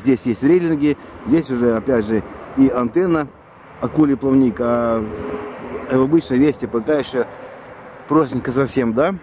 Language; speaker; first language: Russian; native; Russian